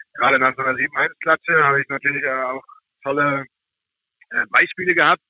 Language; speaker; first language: German; native; German